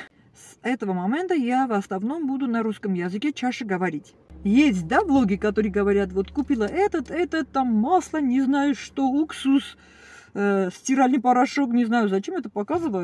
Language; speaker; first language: Russian; non-native, learner; Armenian